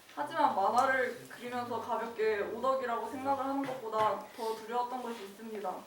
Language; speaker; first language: Korean; native; Korean